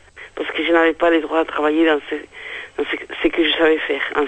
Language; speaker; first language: French; non-native, fluent; Spanish